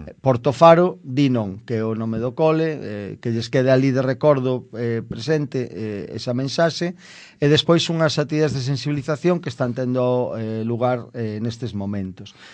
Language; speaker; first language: Galician; non-native, local second language; Spanish